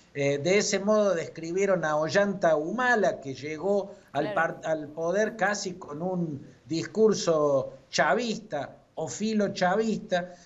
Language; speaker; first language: Spanish; native; Spanish